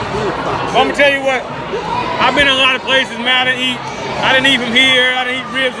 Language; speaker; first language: English; native; English